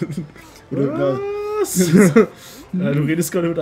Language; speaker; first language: German; native; German